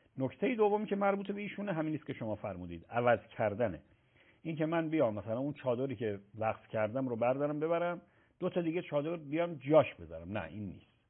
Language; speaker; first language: Persian; native; Persian